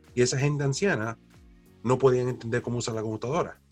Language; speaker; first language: Spanish; early bilingual, heritage; Spanish